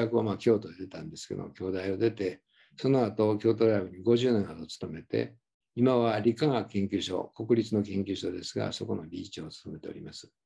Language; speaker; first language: Japanese; native; Japanese